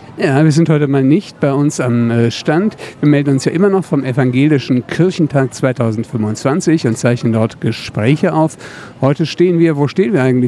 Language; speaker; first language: German; native; German